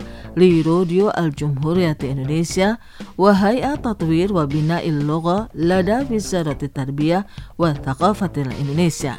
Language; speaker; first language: Arabic; non-native, fluent; Indonesian